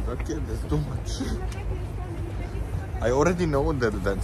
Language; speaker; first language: English; non-native, fluent; Arabic